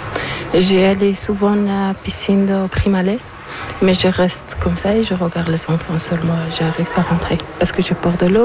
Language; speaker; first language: French; non-native, learner; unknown